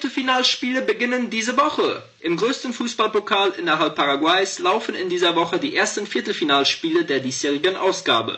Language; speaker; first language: German; native; German